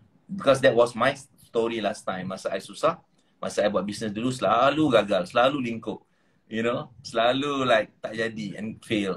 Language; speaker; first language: English; non-native, local second language; Malay